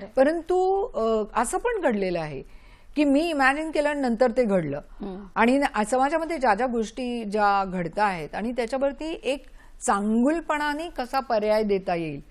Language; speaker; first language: Marathi; native; Marathi